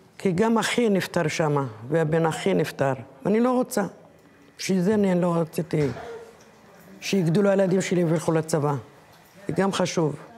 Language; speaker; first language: Hebrew; native; Hebrew